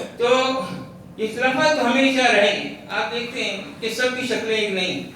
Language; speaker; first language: Urdu; non-native, local second language; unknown